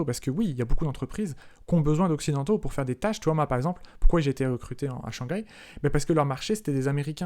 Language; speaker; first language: French; native; French